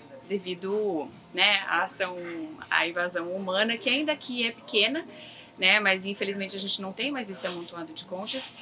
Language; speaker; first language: Portuguese; native; Portuguese